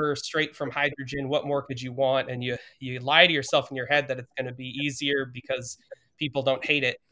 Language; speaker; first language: English; native; English